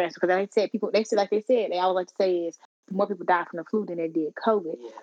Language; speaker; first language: English; native; English